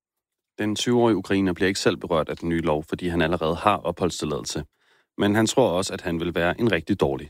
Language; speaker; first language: Danish; native; Danish